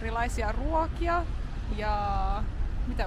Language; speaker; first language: Finnish; native; Finnish